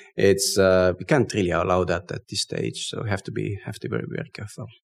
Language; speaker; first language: English; non-native, fluent; Estonian